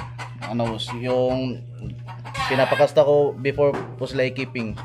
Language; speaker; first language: Filipino; non-native, local second language; Cebuano